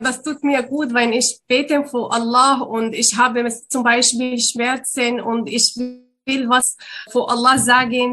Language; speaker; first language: German; non-native, learner; Arabic